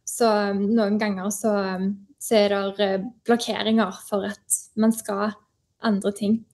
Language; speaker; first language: Norwegian; native; Norwegian